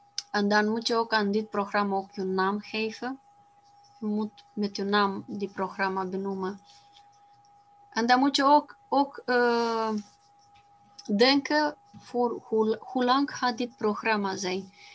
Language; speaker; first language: Dutch; non-native, fluent; Romanian